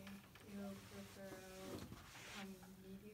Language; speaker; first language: Spanish; non-native, learner; English